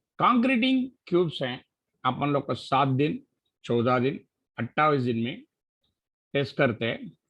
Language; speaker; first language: Hindi; non-native, local second language; Marathi